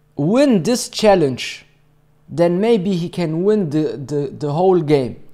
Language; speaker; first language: English; non-native, learner; German